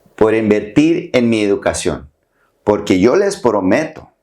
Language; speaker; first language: Spanish; early bilingual, heritage; Spanish